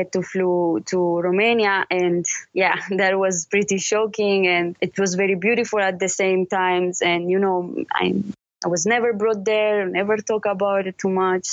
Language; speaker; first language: English; non-native, learner; Italian